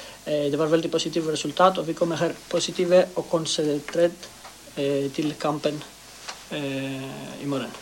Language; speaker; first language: Norwegian; non-native, learner; Greek